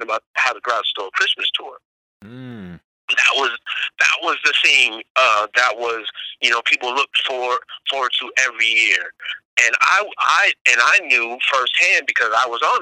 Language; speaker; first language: English; native; English